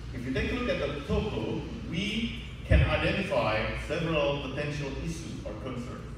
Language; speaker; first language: English; non-native, fluent; Indonesian